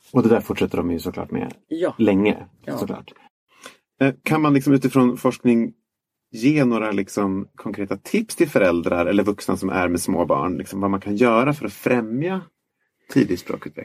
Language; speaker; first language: Swedish; native; Swedish